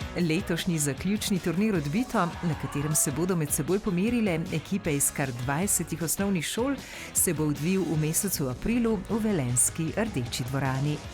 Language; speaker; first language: Slovenian; native; Slovenian